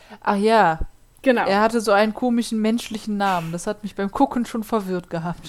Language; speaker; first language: German; native; German